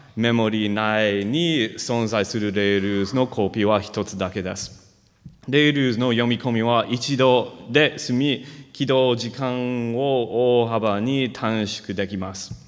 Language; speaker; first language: Japanese; non-native, fluent; English